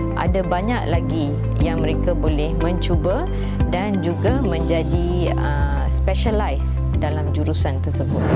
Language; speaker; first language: Malay; non-native, local second language; Tamil